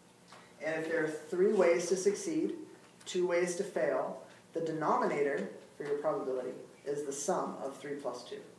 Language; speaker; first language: English; native; English